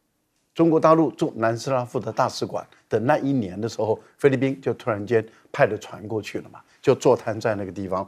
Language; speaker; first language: Chinese; native; Chinese